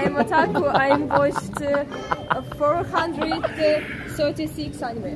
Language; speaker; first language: English; non-native, learner; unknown